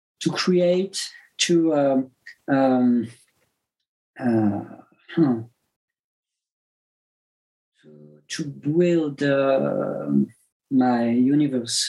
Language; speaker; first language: English; non-native, learner; French